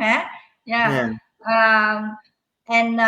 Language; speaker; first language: English; non-native, learner; Vietnamese